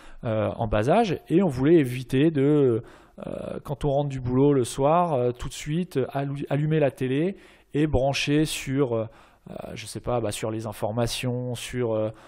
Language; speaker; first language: French; native; French